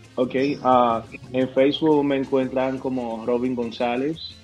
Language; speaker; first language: Spanish; native; Spanish